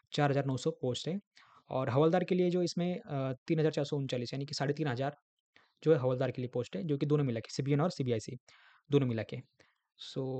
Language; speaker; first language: Hindi; non-native, local second language; Marathi